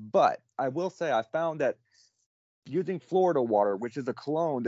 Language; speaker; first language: English; native; English